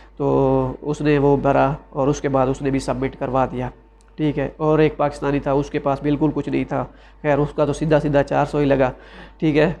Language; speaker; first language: Urdu; non-native, local second language; Saraiki